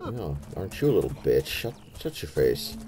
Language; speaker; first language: English; native; English